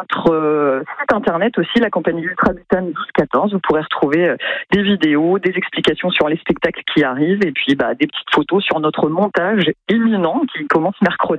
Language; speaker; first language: French; native; French